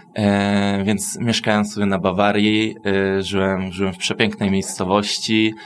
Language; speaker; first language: Polish; native; Polish